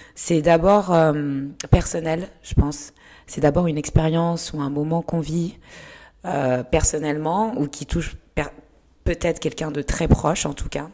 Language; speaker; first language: French; early bilingual, other home language; Kinyarwanda